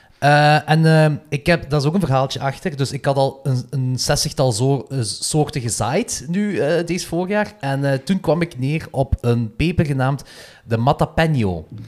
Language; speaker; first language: Dutch; native; Dutch